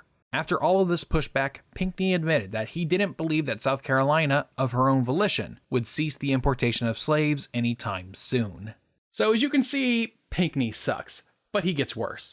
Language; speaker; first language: English; native; English